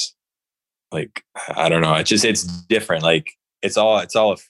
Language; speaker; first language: English; native; English